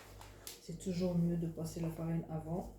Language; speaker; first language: French; non-native, fluent; Arabic